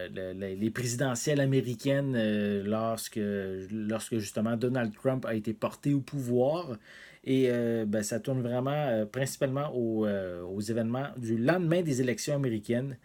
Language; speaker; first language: French; native; French